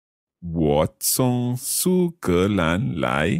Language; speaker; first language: Chinese; non-native, learner; English